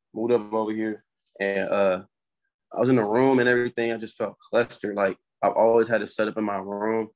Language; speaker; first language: English; native; English